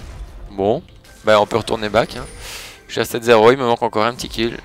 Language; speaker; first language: French; native; French